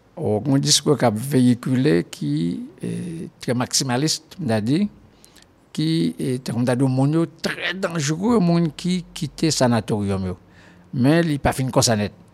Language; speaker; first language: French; non-native, local second language; Haitian Creole